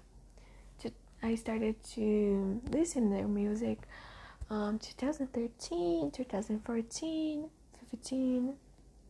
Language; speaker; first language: English; non-native, learner; Portuguese